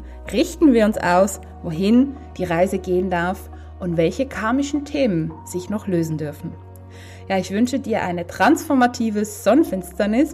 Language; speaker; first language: German; native; German